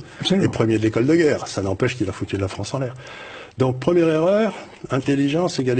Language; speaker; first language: French; native; French